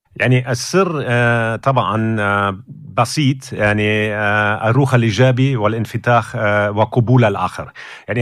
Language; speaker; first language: Arabic; non-native, fluent; German